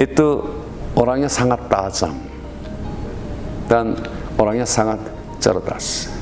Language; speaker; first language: Indonesian; non-native, learner; Korean